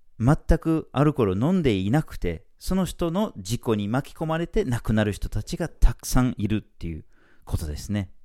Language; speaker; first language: Japanese; non-native, fluent; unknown